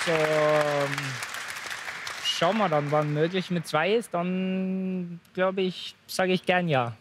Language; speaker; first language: German; non-native, fluent; Norwegian